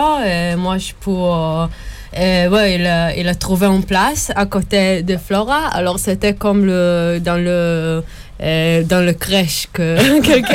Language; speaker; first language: French; non-native, learner; Hebrew